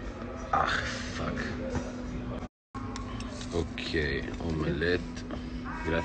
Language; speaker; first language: Spanish; non-native, learner; Italian